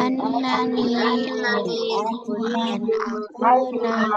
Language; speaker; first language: Arabic; non-native, learner; Indonesian